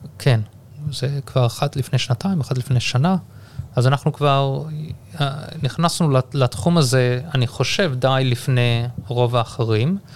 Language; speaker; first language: Hebrew; early bilingual, heritage; Hebrew